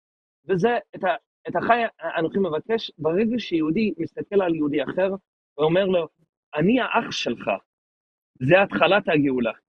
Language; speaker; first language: Hebrew; non-native, fluent; English